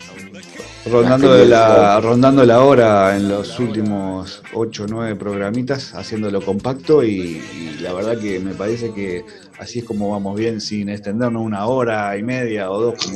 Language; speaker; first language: Spanish; native; Spanish